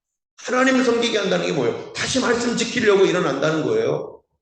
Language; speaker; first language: Korean; native; Korean